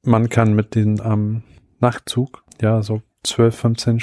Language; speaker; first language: German; non-native, fluent; English